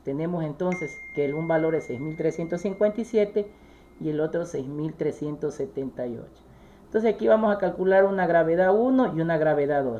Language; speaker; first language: Spanish; native; Spanish